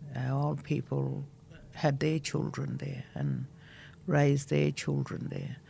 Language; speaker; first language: English; non-native, local second language; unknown